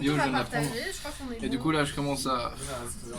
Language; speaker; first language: French; native; French